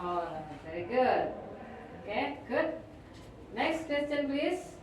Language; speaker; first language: English; non-native, fluent; Indonesian